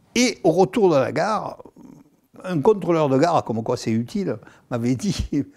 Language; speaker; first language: French; native; French